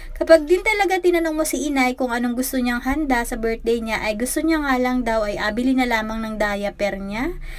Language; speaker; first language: Filipino; native; Filipino